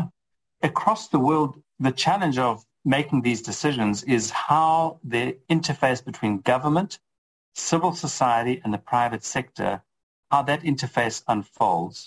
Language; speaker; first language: English; native; English